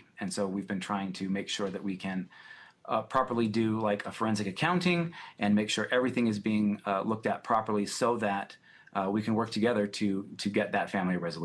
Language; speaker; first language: English; native; English